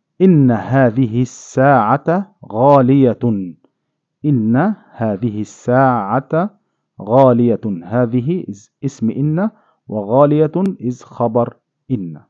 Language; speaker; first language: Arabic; non-native, fluent; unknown